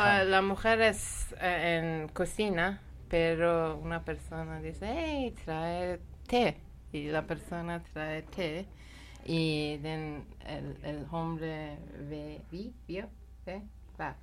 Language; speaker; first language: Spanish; non-native, learner; Persian